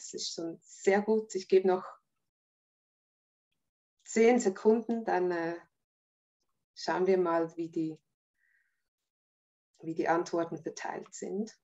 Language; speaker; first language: German; native; German